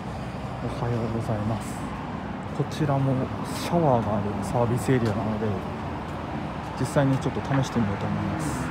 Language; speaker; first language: Japanese; native; Japanese